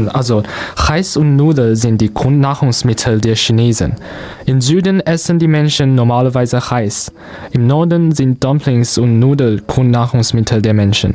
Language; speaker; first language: German; non-native, learner; Chinese